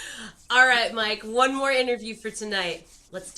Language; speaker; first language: English; native; English